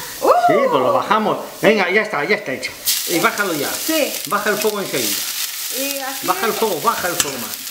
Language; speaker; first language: Spanish; non-native, fluent; Portuguese